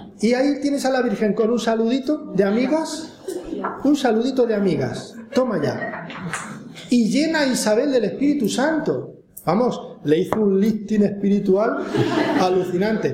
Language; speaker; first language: Spanish; native; Spanish